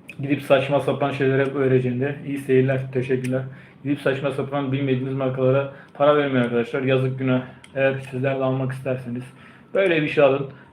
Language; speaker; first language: Turkish; early bilingual, heritage; Turkish